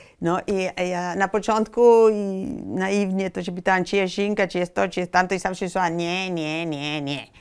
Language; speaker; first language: Polish; non-native, fluent; Spanish